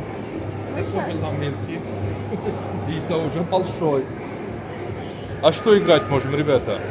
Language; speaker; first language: Russian; non-native, learner; Turkish